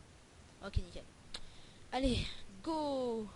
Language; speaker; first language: French; native; French